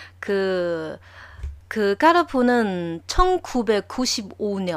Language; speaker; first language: Korean; non-native, learner; Chinese